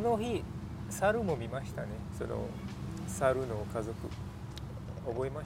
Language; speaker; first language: Japanese; non-native, learner; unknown